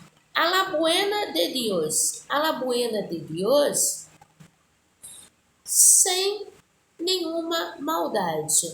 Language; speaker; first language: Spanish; non-native, fluent; Portuguese